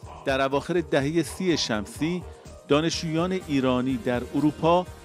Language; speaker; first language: Persian; native; Persian